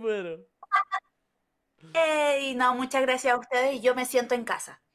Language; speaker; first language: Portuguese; non-native, learner; Spanish